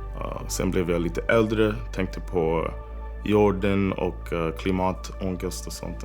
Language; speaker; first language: Swedish; non-native, fluent; English